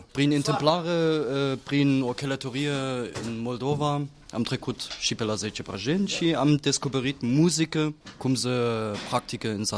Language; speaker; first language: Romanian; non-native, fluent; German